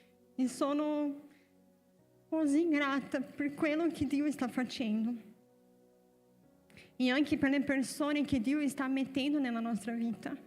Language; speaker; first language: Italian; non-native, fluent; Portuguese